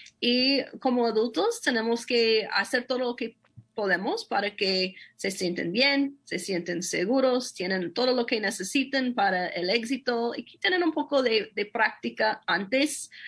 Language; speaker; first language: Spanish; non-native, fluent; English